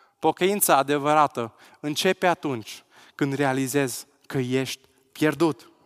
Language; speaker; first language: Romanian; non-native, local second language; Hungarian